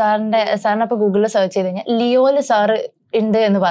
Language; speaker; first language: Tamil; non-native, learner; Malayalam